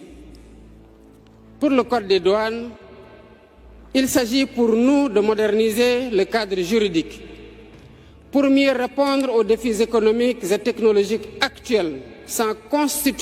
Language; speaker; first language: French; non-native, local second language; Serer